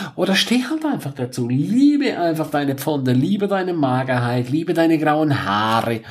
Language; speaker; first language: German; non-native, local second language; Romansh